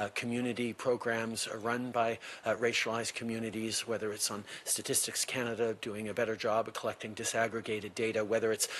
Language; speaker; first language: English; early bilingual, other home language; French